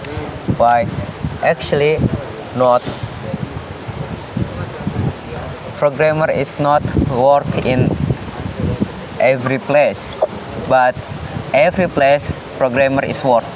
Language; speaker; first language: English; non-native, learner; Indonesian